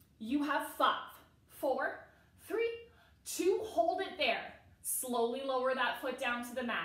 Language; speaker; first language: English; native; English